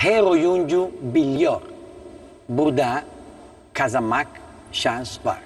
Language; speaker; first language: Turkish; non-native, learner; Italian